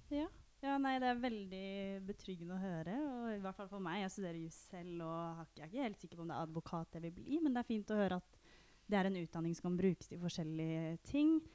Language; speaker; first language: Norwegian; native; Norwegian